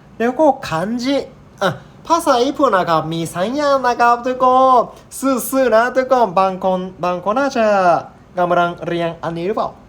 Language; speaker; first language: Thai; non-native, learner; Japanese